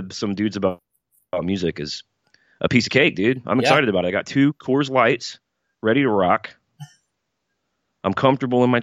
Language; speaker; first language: English; native; English